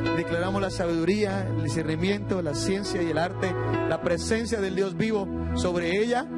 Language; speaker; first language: Spanish; native; Spanish